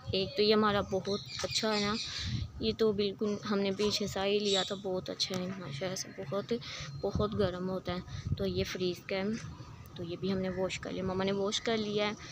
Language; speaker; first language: Urdu; native; Urdu